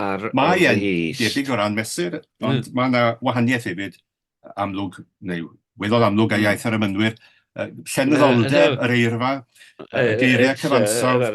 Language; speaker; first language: Welsh; native; Welsh